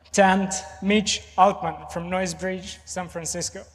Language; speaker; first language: English; non-native, fluent; Romanian